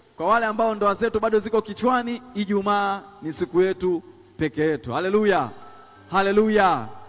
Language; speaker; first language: Swahili; native; Swahili